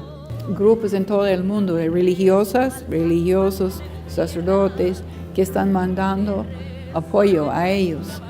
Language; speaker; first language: Spanish; non-native, learner; English